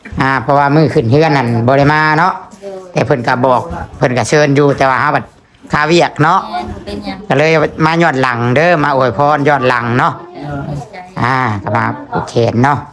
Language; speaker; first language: Thai; non-native, local second language; Lao